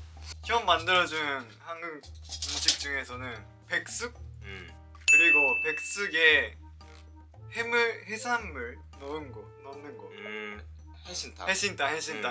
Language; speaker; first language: Korean; non-native, fluent; Japanese